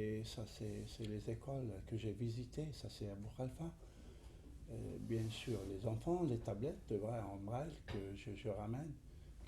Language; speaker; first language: French; non-native, fluent; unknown